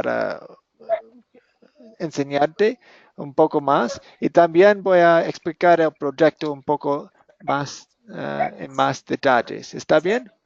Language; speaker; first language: Spanish; non-native, fluent; English